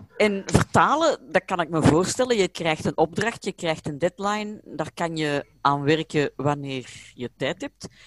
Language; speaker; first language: Dutch; native; Dutch